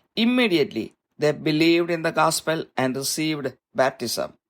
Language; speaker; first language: English; non-native, local second language; Malayalam